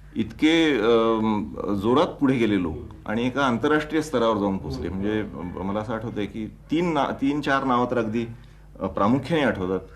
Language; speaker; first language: Marathi; non-native, local second language; Konkani